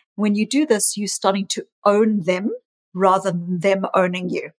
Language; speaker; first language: English; native; English